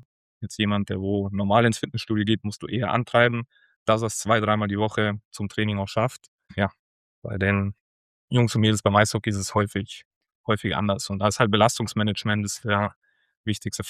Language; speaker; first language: German; native; German